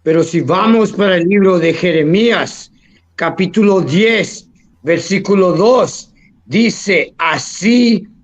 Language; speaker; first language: Spanish; early bilingual, heritage; Spanish